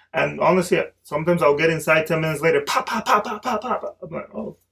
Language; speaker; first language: English; early bilingual, other home language; Spanish